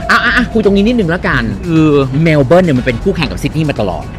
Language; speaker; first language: Thai; native; Thai